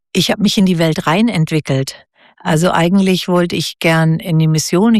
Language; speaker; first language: German; native; German